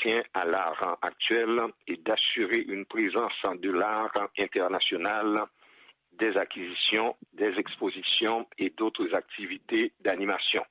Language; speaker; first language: French; non-native, local second language; Haitian Creole